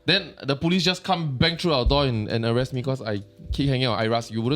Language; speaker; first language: English; native; English